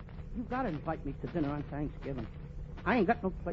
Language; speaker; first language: English; native; English